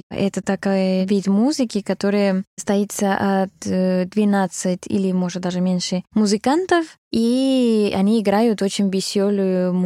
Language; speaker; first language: Russian; non-native, fluent; Spanish